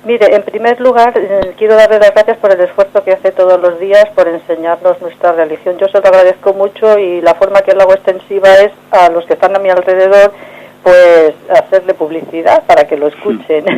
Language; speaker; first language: Spanish; native; Spanish